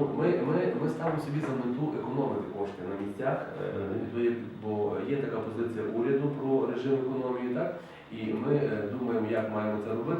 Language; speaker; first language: Ukrainian; native; Ukrainian